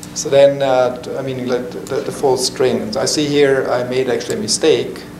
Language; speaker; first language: English; non-native, fluent; German